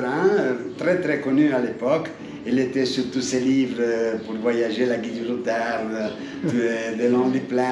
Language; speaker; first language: French; non-native, fluent; Italian